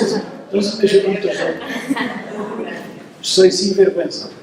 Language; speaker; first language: Spanish; non-native, fluent; Portuguese